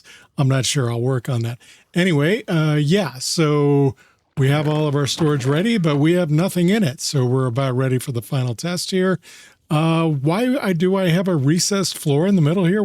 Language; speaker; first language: English; native; English